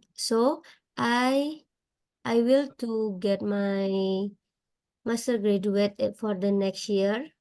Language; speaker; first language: English; non-native, learner; Indonesian